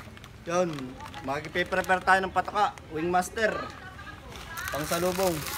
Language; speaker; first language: Filipino; native; Filipino